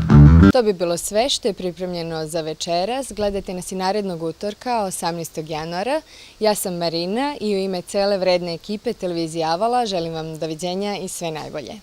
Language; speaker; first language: Bosnian; native; Bosnian